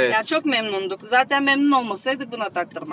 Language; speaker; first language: Turkish; early bilingual, heritage; Turkish